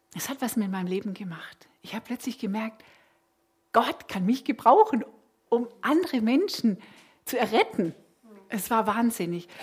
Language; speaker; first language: German; native; German